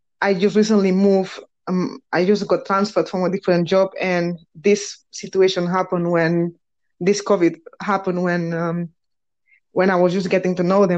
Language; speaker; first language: English; non-native, fluent; Spanish